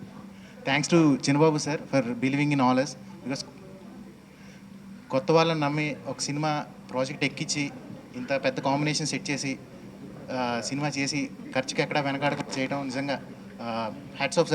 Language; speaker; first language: Telugu; native; Telugu